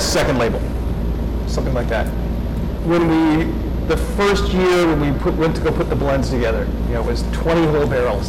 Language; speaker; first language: English; native; English